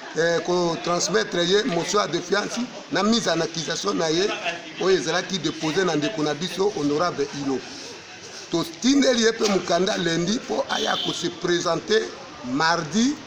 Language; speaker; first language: Lingala; native; Lingala